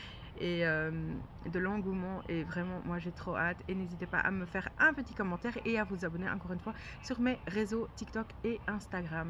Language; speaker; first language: French; native; French